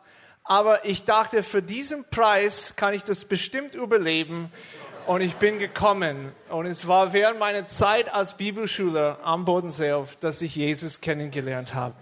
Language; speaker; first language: German; non-native, fluent; English